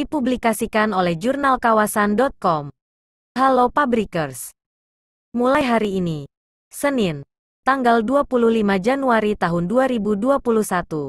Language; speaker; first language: Indonesian; native; Indonesian